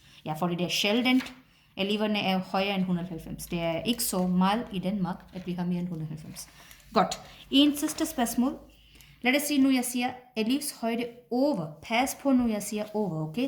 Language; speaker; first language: Danish; non-native, fluent; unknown